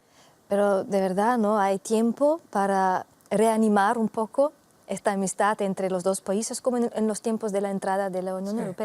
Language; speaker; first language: Spanish; non-native, fluent; Slovenian